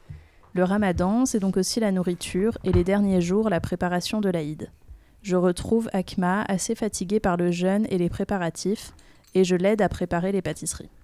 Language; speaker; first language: French; native; French